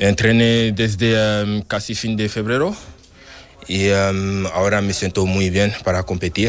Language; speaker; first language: Spanish; non-native, learner; French